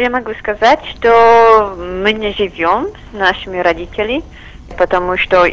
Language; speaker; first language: Russian; non-native, learner; Czech